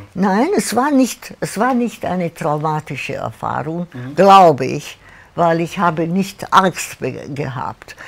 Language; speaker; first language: German; non-native, fluent; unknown